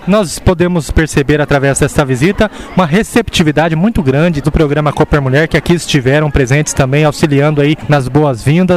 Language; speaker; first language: Portuguese; native; Portuguese